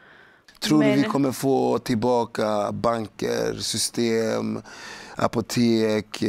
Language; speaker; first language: Swedish; native; Swedish